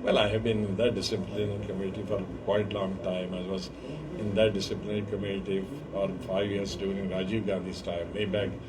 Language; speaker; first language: English; non-native, local second language; Hindi